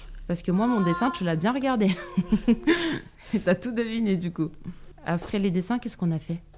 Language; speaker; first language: French; native; French